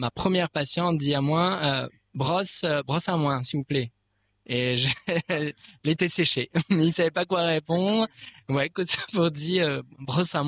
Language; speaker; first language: French; native; French